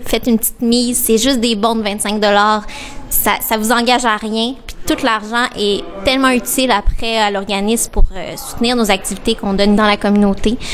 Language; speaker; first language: French; native; French